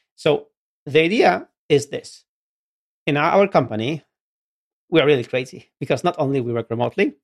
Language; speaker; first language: English; non-native, fluent; Polish